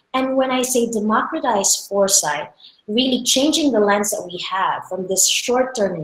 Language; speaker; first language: English; non-native, local second language; Filipino